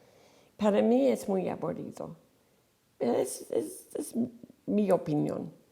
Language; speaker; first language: Spanish; non-native, fluent; English